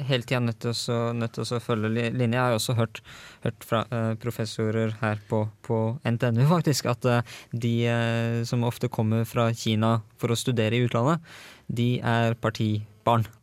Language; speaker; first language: Norwegian; native; Norwegian